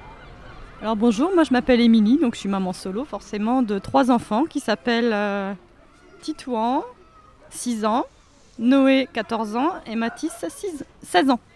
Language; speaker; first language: French; native; French